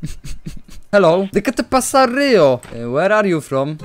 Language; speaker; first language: English; non-native, learner; Polish